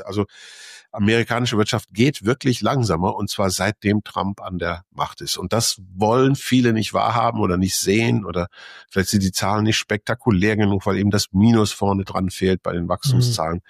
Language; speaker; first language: German; native; German